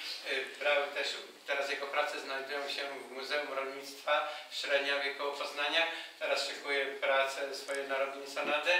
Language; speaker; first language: Polish; native; Polish